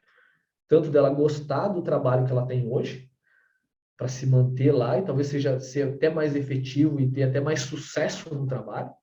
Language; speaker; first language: Portuguese; native; Portuguese